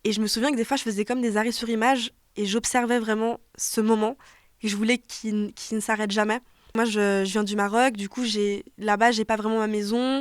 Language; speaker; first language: French; native; French